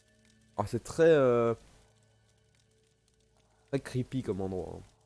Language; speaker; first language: French; native; French